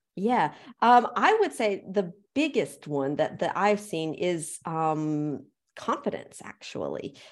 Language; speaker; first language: English; native; English